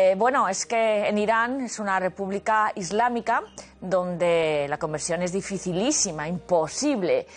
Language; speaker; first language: Spanish; native; Spanish